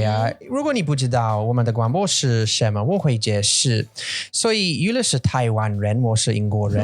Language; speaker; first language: Chinese; non-native, learner; English